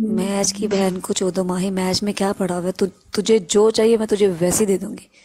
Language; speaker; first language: Urdu; non-native, local second language; Punjabi